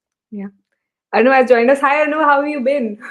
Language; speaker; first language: English; non-native, local second language; Hindi